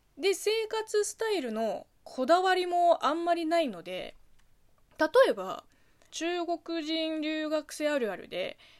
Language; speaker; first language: Japanese; non-native, fluent; Chinese